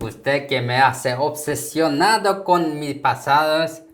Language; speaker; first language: Spanish; non-native, fluent; Korean